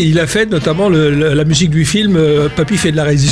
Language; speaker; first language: French; native; French